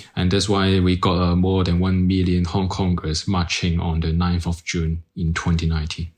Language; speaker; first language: English; non-native, local second language; Cantonese